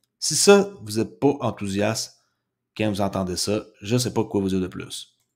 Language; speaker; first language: French; native; French